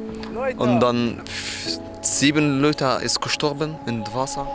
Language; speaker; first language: German; non-native, learner; Arabic